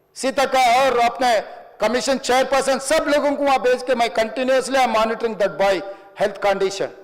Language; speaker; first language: Hindi; non-native, local second language; Telugu